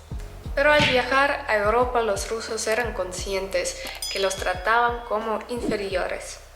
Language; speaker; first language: Spanish; non-native, fluent; Russian